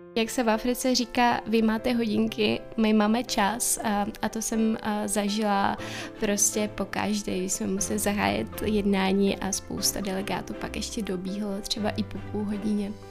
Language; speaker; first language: Czech; early bilingual, other home language; Ukrainian